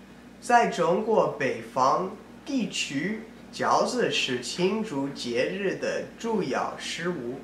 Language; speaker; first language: Chinese; non-native, learner; English